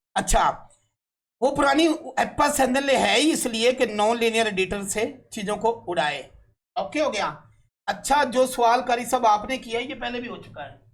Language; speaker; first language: Urdu; non-native, local second language; Punjabi